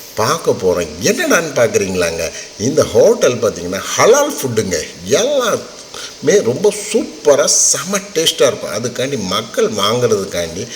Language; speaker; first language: Tamil; native; Tamil